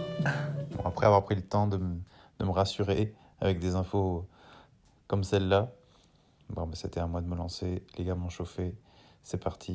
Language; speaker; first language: French; native; French